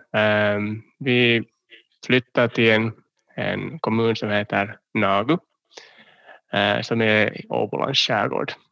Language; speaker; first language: Swedish; native; Swedish